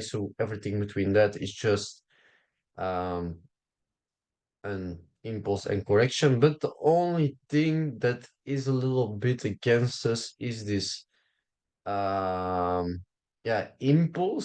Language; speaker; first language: English; non-native, fluent; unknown